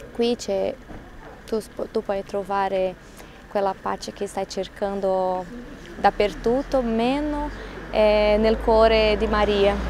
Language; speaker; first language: Italian; non-native, fluent; Portuguese